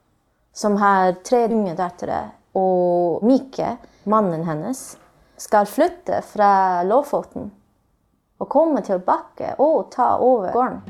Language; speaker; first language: Swedish; non-native, learner; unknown